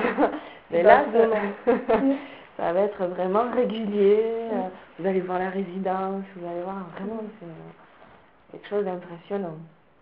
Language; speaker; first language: French; native; French